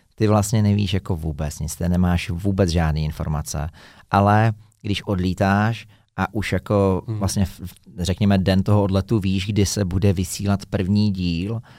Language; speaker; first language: Czech; native; Czech